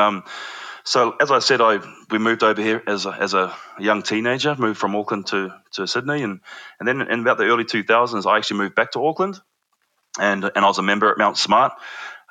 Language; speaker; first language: English; native; English